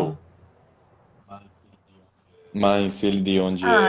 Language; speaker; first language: Portuguese; non-native, fluent; Spanish